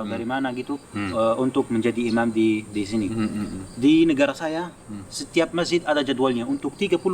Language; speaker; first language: Indonesian; non-native, fluent; Arabic